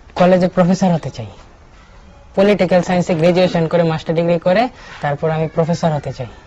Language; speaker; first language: Bangla; native; Bangla